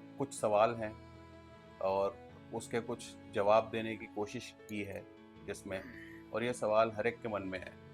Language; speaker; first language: Hindi; native; Hindi